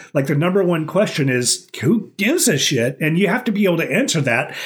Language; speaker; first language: English; native; English